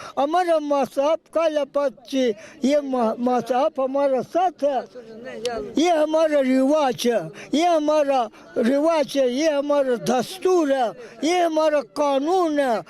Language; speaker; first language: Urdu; non-native, local second language; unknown